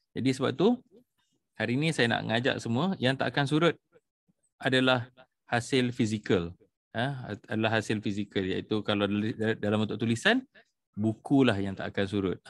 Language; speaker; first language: Malay; native; Malay